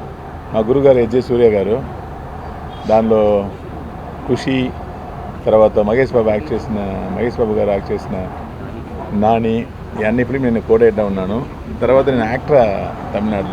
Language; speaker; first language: Telugu; non-native, learner; Tamil